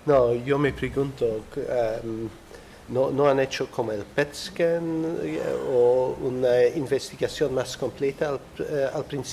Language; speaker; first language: Spanish; non-native, fluent; Dutch